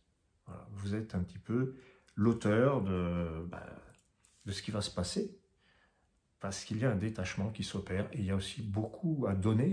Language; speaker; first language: French; native; French